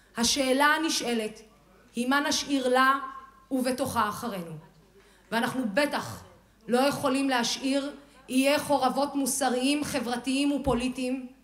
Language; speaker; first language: Hebrew; non-native, local second language; Arabic